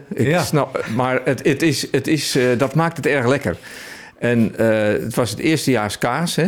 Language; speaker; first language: Dutch; native; Dutch